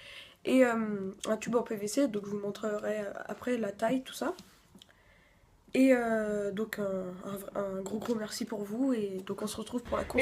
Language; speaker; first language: French; native; French